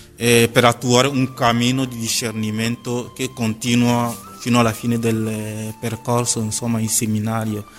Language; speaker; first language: Italian; non-native, fluent; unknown